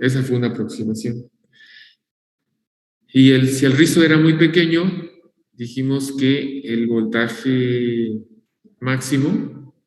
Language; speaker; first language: Spanish; native; Spanish